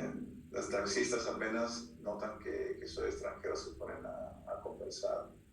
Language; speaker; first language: Spanish; early bilingual, heritage; Spanish